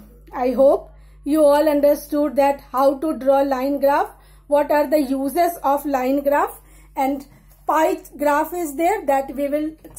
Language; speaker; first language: English; non-native, local second language; Hindi